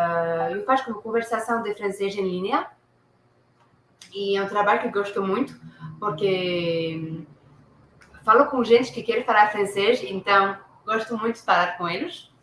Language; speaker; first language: Portuguese; non-native, learner; French